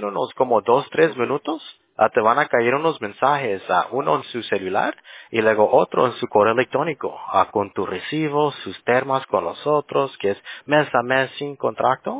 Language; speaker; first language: Spanish; early bilingual, heritage; Spanish